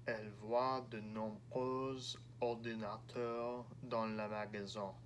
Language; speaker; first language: French; non-native, learner; English